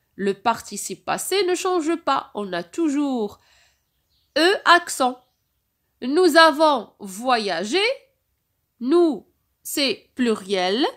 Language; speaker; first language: French; non-native, local second language; Arabic